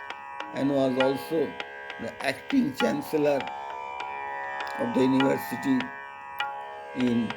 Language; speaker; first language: English; non-native, local second language; Bangla